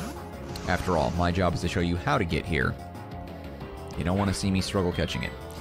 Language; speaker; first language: English; native; English